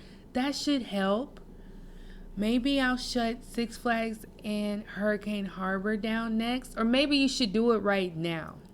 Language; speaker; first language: English; native; English